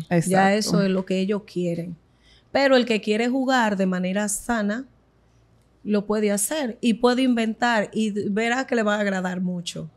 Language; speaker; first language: Spanish; native; Spanish